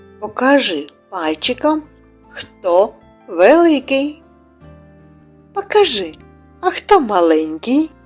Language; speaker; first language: Ukrainian; native; Ukrainian